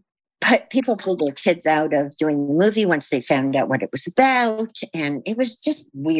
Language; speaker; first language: English; native; English